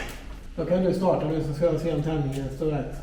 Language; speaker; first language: Swedish; native; Swedish